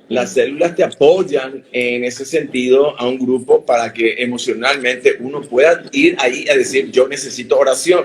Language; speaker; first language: Spanish; native; Spanish